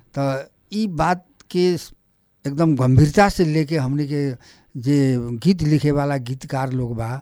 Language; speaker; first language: Bhojpuri; non-native, local second language; Nepali